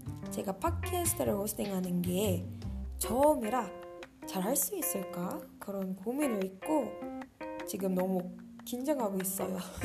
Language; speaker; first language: Korean; non-native, learner; Filipino